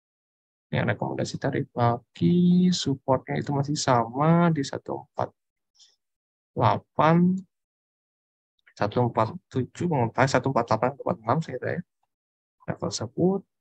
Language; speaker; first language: Indonesian; native; Indonesian